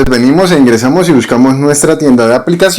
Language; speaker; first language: Spanish; native; Spanish